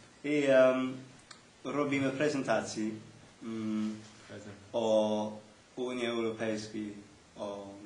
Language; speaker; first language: Polish; non-native, learner; English